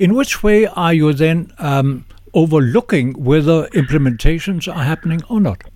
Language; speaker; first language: English; non-native, fluent; Danish